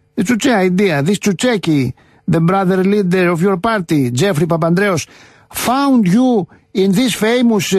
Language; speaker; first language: English; non-native, learner; Greek